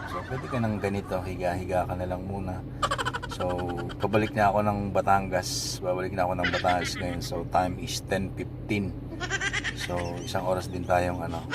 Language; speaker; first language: Filipino; native; Filipino